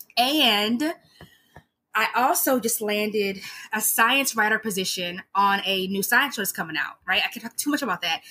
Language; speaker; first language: English; native; English